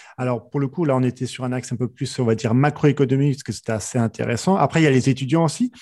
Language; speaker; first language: French; native; French